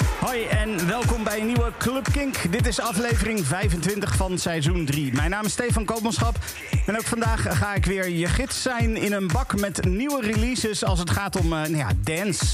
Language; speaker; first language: Dutch; native; Dutch